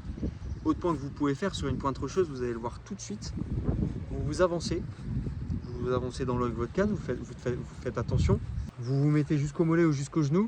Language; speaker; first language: French; native; French